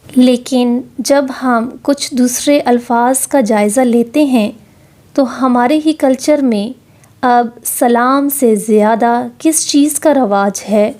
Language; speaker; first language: Urdu; native; Urdu